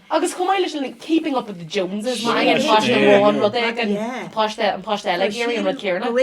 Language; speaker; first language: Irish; non-native, local second language; English